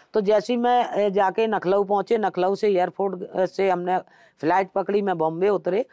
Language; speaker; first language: Hindi; native; Hindi